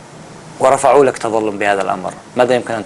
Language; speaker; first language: Arabic; native; Arabic